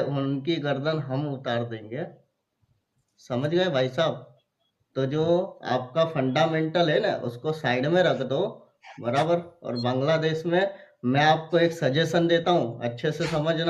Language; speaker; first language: Hindi; native; Hindi